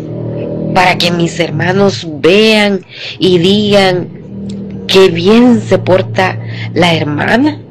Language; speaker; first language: Spanish; native; Spanish